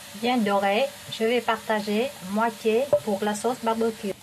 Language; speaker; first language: French; non-native, fluent; Vietnamese